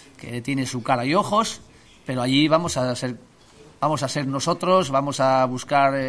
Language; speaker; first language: Spanish; native; Spanish